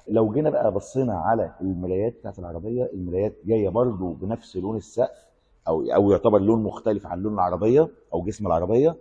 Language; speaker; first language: Arabic; native; Arabic